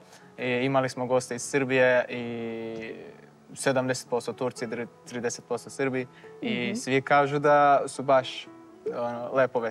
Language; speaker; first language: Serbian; non-native, fluent; Turkish